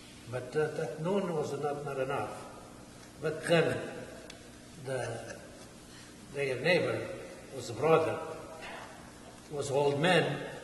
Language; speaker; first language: English; non-native, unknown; Portuguese